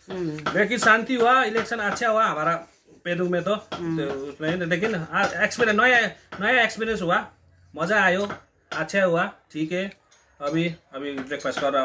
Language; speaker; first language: Hindi; non-native, local second language; Nepali